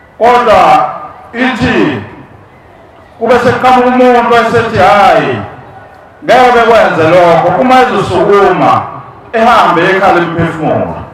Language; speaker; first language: Zulu; native; Zulu